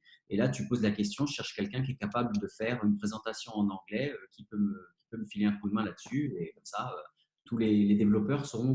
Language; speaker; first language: French; native; French